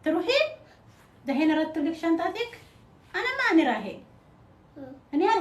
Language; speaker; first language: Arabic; non-native, fluent; Amharic